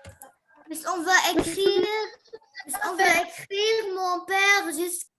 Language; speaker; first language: French; non-native, learner; Arabic